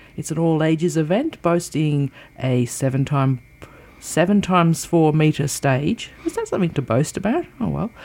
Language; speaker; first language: English; native; English